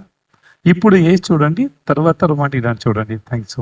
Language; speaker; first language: Telugu; non-native, fluent; Tamil